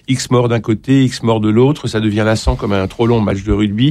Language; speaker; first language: French; native; French